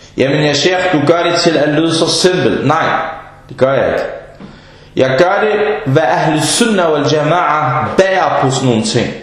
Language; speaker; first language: Danish; non-native, fluent; Arabic